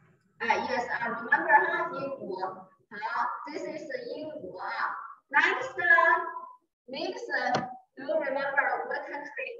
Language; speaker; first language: English; non-native, learner; Chinese